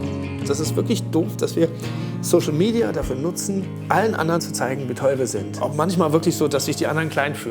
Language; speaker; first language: German; native; German